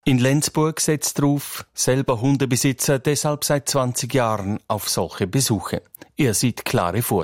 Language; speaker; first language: German; native; German